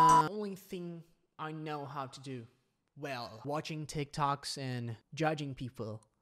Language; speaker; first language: English; non-native, fluent; Portuguese